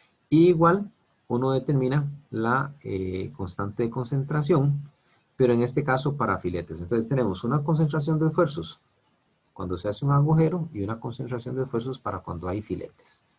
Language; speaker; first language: Spanish; native; Spanish